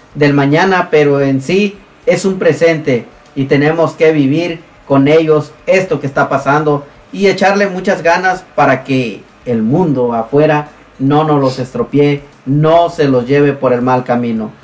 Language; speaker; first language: Spanish; native; Spanish